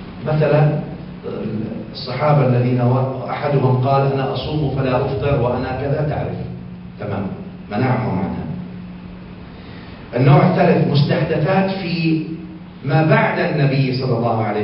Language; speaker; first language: Arabic; native; Arabic